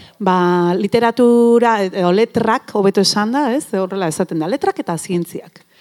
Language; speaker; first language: Basque; native; Basque